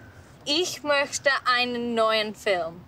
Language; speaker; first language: German; non-native, learner; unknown